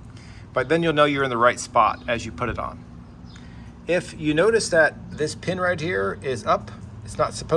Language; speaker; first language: English; native; English